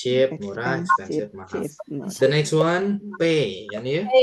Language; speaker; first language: English; non-native, local second language; Indonesian